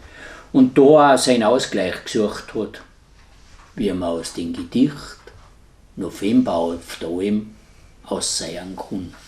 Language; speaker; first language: German; native; German